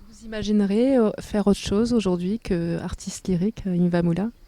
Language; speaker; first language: French; native; French